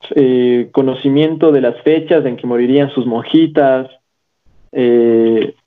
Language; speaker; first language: Spanish; native; Spanish